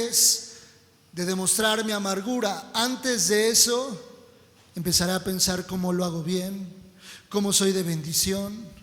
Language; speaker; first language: Spanish; native; Spanish